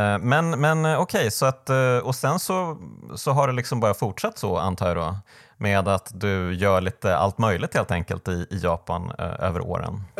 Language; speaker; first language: Swedish; native; Swedish